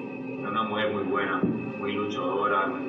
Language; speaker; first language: Spanish; early bilingual, heritage; Spanish